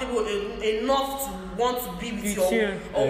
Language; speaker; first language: English; non-native, local second language; Igbo